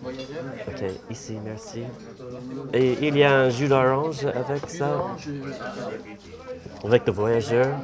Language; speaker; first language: French; non-native, learner; English